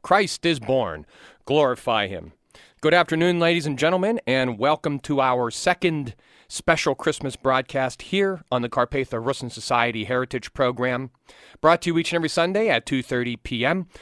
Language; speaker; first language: English; native; English